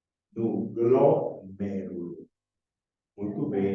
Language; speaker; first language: Portuguese; native; Portuguese